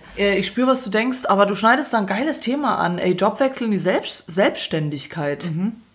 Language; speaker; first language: German; non-native, fluent; Croatian